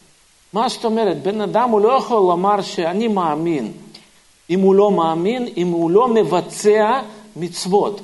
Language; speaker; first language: Hebrew; non-native, fluent; Russian